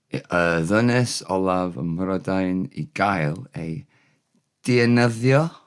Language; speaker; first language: Welsh; non-native, learner; English